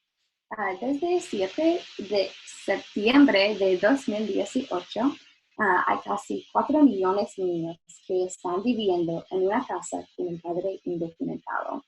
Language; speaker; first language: Spanish; non-native, learner; English